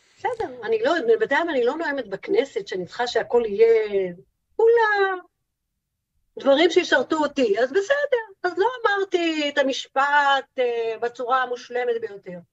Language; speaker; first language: Hebrew; native; Hebrew